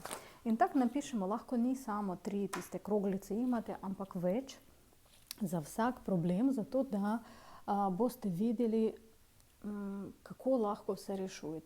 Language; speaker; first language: Slovenian; non-native, fluent; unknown